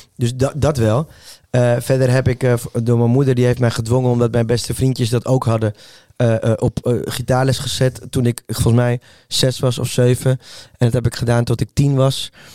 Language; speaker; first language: Dutch; early bilingual, other home language; Spanish